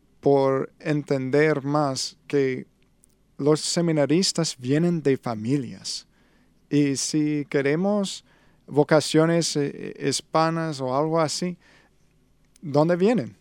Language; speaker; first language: Spanish; non-native, learner; English